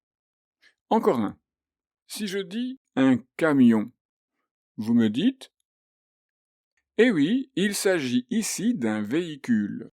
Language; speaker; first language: French; native; French